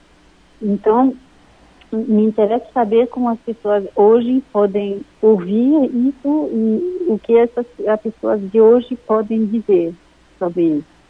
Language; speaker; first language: Portuguese; non-native, fluent; French